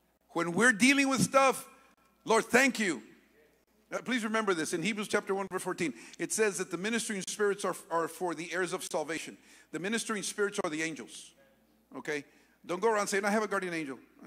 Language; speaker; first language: English; native; English